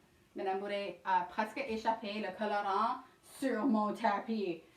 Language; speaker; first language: French; non-native, learner; English